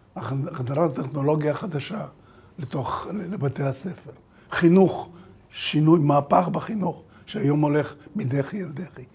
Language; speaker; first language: Hebrew; early bilingual, other home language; Bulgarian